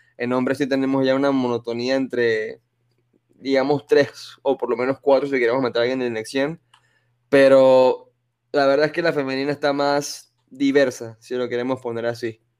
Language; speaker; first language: Spanish; native; Spanish